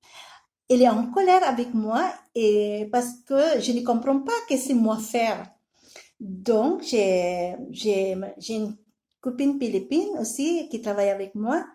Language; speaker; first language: French; non-native, learner; Filipino